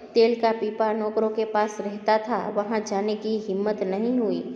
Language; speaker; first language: Hindi; non-native, local second language; Gujarati